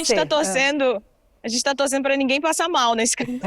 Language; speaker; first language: Portuguese; native; Portuguese